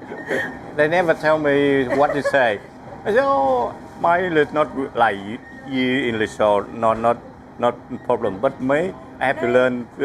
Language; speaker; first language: English; non-native, learner; Vietnamese